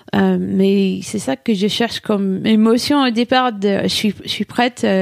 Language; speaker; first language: French; non-native, fluent; English